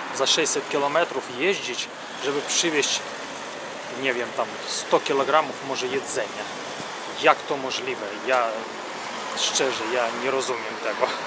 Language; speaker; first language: Polish; non-native, fluent; Russian